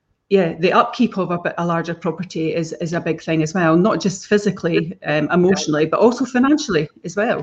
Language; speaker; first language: English; native; English